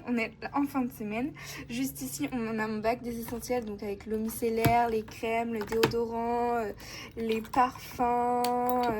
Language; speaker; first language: French; native; French